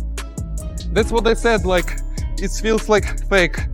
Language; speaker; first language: English; non-native, learner; Russian